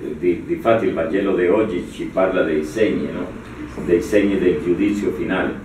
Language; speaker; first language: Italian; non-native, fluent; Spanish